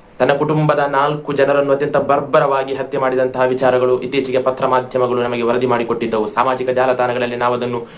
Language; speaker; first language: Kannada; non-native, local second language; Malayalam